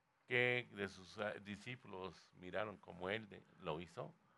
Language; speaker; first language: Spanish; native; Spanish